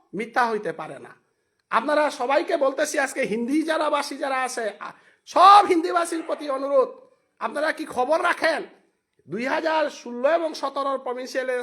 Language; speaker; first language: Bangla; non-native, local second language; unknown